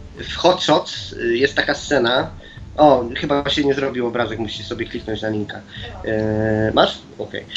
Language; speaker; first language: Polish; native; Polish